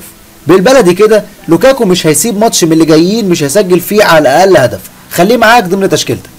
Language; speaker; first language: Arabic; native; Arabic